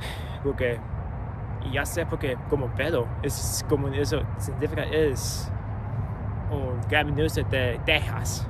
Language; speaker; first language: Spanish; non-native, learner; English